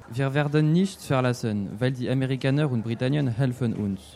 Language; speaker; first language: German; non-native, learner; French